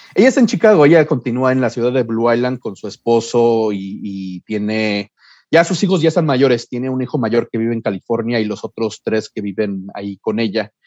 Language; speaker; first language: Spanish; early bilingual, heritage; Spanish